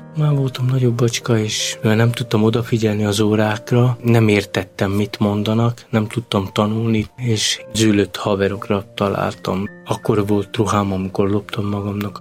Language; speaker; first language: Hungarian; non-native, local second language; Romany